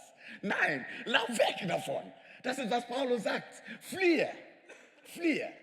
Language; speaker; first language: German; non-native, fluent; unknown